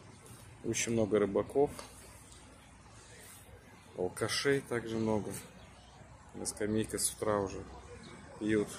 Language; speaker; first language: Russian; native; Russian